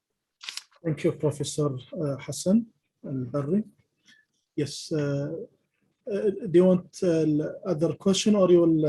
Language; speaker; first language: English; non-native, fluent; Arabic